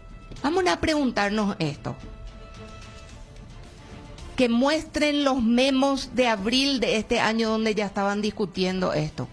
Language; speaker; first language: Spanish; native; Spanish